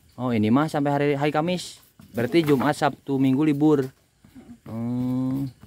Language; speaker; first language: Indonesian; non-native, local second language; Sundanese